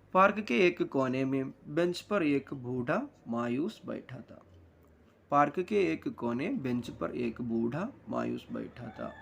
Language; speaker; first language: Urdu; non-native, local second language; Malayalam